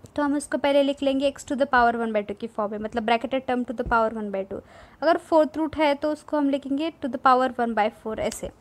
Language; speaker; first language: Hindi; non-native, local second language; Marathi